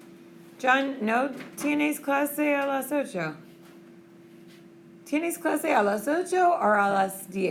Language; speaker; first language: Spanish; non-native, fluent; English